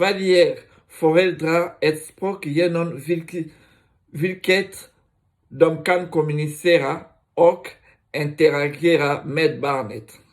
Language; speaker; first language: Swedish; non-native, learner; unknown